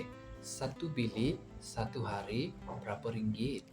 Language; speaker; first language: Indonesian; non-native, fluent; Burmese